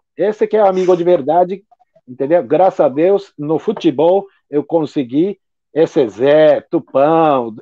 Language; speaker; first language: Portuguese; non-native, fluent; Japanese